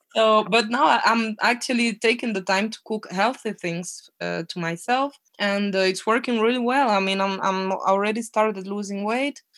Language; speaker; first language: English; non-native, fluent; French